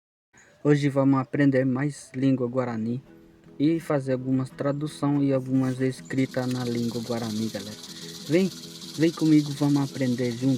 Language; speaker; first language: Portuguese; non-native, local second language; Guarani